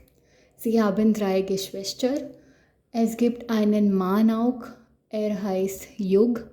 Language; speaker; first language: German; non-native, learner; Hindi